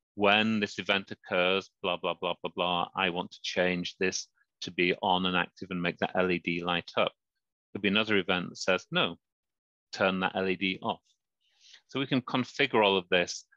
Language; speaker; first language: English; native; English